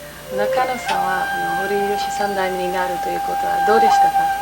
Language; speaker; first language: Japanese; non-native, learner; English